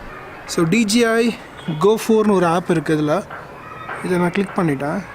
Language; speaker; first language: Tamil; native; Tamil